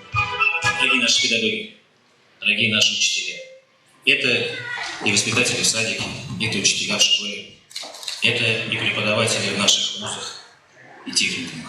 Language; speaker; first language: Russian; native; Russian